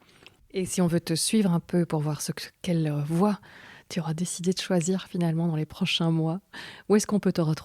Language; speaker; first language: French; native; French